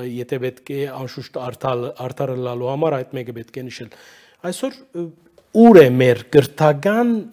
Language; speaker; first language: Armenian; early bilingual, heritage; Armenian